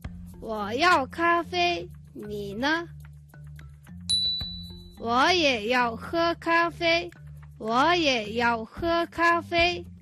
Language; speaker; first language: Chinese; non-native, fluent; Mongolian